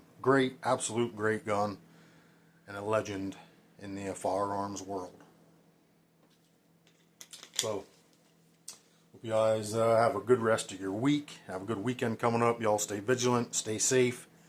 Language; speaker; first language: English; native; English